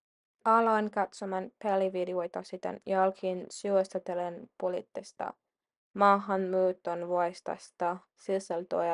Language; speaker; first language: Finnish; non-native, learner; English